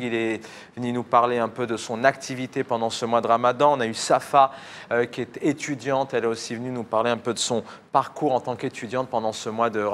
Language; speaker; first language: French; native; French